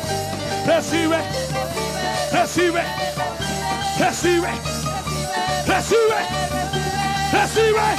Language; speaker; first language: Spanish; native; Spanish